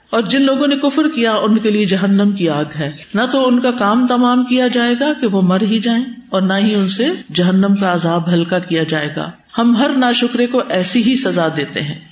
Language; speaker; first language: Urdu; native; Urdu